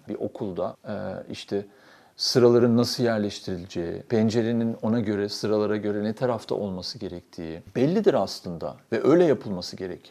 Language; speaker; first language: Turkish; native; Turkish